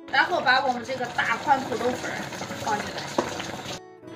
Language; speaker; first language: Chinese; native; Chinese